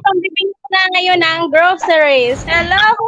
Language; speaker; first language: Filipino; non-native, local second language; Waray